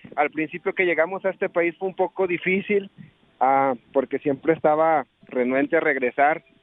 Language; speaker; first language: Spanish; native; Spanish